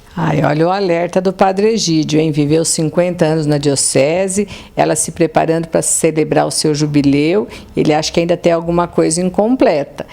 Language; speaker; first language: Portuguese; native; Portuguese